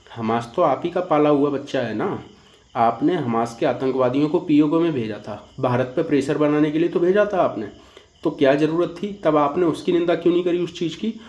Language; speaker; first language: Hindi; native; Hindi